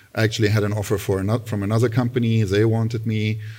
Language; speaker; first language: English; non-native, fluent; German